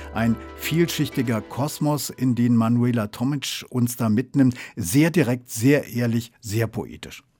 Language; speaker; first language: German; native; German